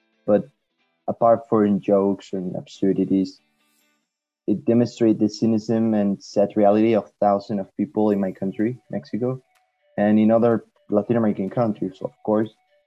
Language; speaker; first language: English; non-native, learner; Spanish